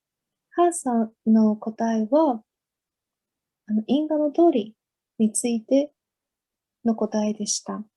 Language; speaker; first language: Japanese; non-native, learner; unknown